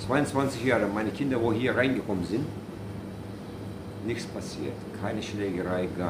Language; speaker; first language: German; non-native, learner; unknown